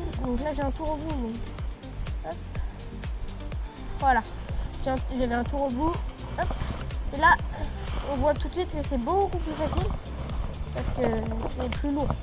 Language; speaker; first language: French; native; French